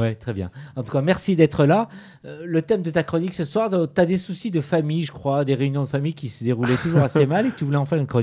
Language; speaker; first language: French; native; French